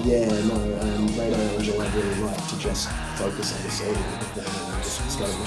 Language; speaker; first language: English; native; English